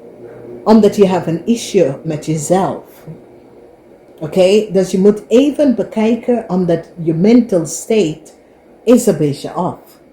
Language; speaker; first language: Dutch; non-native, fluent; English